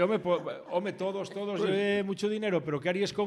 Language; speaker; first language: Spanish; native; Spanish